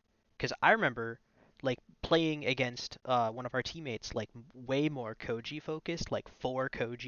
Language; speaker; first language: English; native; English